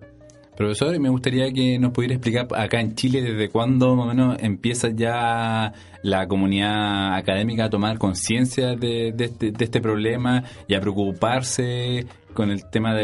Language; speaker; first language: Spanish; native; Spanish